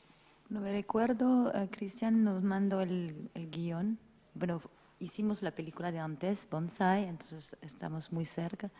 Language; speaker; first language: Spanish; non-native, fluent; French